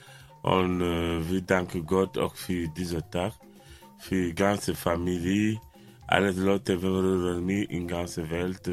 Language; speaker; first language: German; non-native, learner; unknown